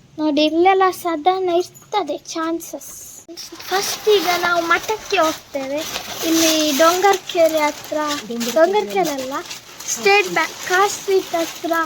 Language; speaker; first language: Kannada; native; Kannada